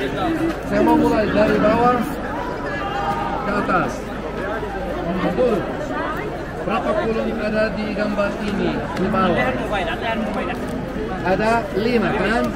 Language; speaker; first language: Indonesian; non-native, learner; Arabic